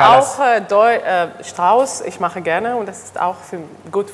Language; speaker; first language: German; non-native, learner; Hebrew